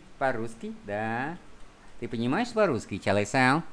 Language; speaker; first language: Russian; non-native, fluent; Vietnamese